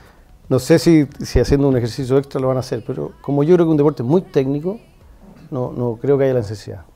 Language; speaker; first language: Spanish; native; Spanish